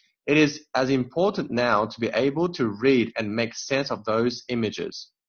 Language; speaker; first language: English; non-native, fluent; Chinese